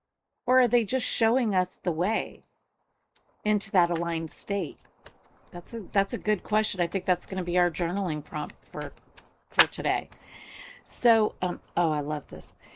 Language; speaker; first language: English; native; English